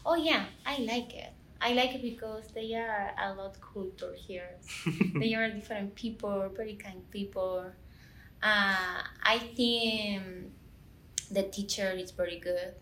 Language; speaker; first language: English; non-native, learner; Spanish